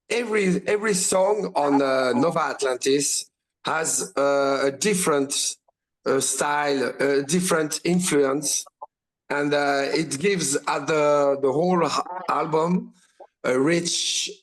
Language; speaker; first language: English; non-native, learner; French